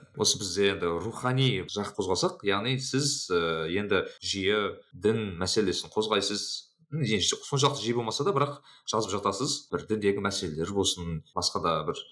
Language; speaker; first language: Kazakh; native; Kazakh